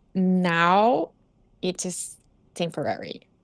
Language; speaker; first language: English; non-native, learner; Portuguese